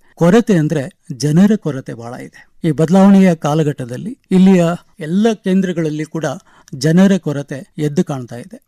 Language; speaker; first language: Kannada; non-native, local second language; Konkani